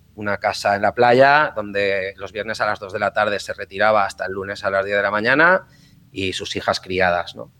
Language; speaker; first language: Spanish; native; Spanish